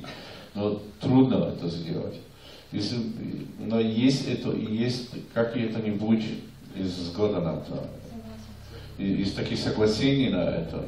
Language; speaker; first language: Russian; non-native, fluent; Polish